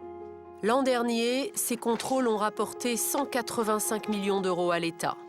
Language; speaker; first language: French; native; French